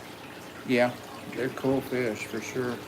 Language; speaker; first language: English; native; English